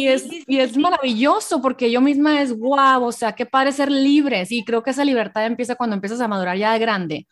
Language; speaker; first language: Spanish; native; Spanish